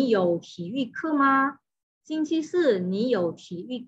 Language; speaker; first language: Chinese; non-native, fluent; Indonesian